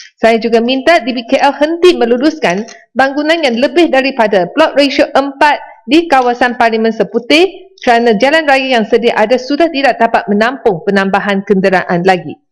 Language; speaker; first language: Malay; non-native, local second language; Chinese